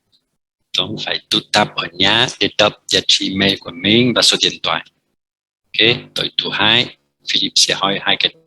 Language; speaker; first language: Vietnamese; non-native, fluent; French